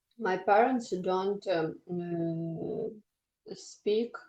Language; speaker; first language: English; non-native, learner; Ukrainian